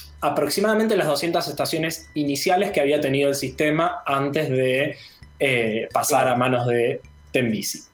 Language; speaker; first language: Spanish; native; Spanish